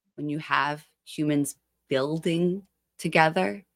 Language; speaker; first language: English; native; English